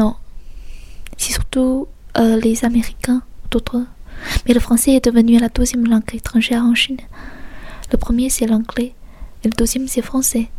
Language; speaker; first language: French; non-native, fluent; Chinese